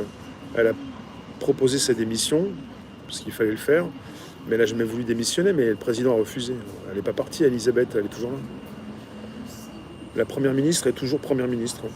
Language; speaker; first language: French; native; French